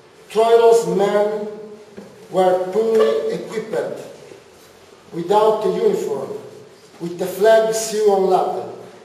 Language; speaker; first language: English; non-native, learner; Italian